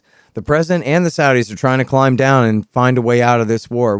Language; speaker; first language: English; native; English